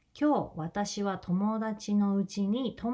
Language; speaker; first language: Japanese; non-native, fluent; English